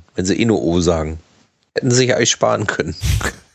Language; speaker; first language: German; native; German